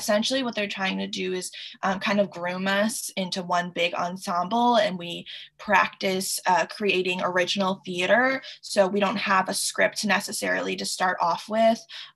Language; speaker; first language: English; early bilingual, other home language; Chinese